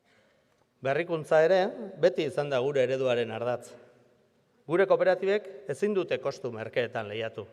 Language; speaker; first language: Basque; native; Basque